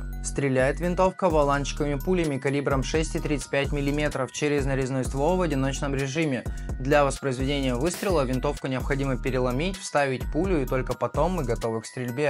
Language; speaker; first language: Russian; native; Russian